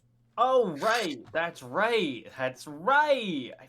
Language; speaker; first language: English; native; English